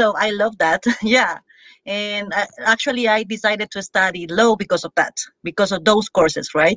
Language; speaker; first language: English; non-native, fluent; Spanish